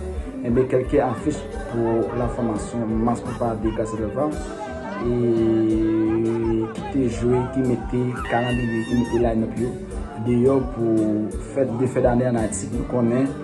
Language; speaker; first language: French; non-native, local second language; Haitian Creole